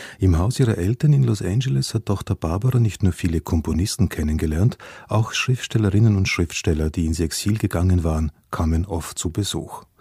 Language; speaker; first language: German; native; German